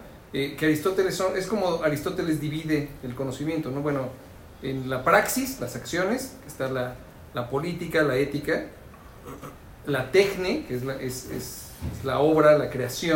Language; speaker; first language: Spanish; native; Spanish